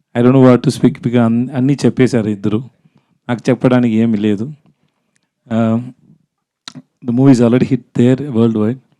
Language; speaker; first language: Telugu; non-native, learner; Tamil